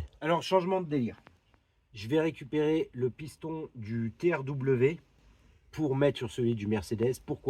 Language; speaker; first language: French; native; French